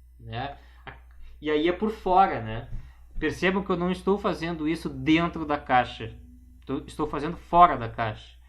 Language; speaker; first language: Portuguese; native; Portuguese